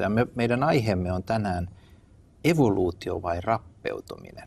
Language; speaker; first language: Finnish; native; Finnish